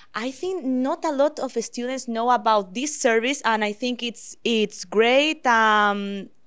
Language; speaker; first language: English; non-native, fluent; Spanish